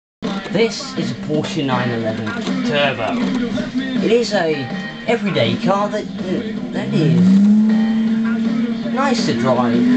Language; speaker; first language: English; non-native, fluent; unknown